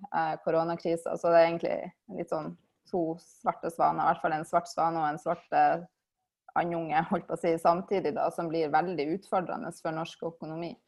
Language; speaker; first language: Norwegian; native; Norwegian